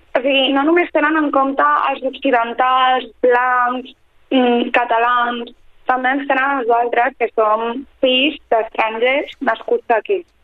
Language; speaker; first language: Catalan; early bilingual, other home language; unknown